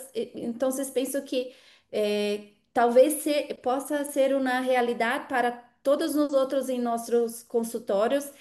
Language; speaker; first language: Portuguese; non-native, fluent; Spanish